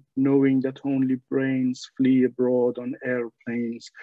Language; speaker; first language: English; non-native, fluent; Persian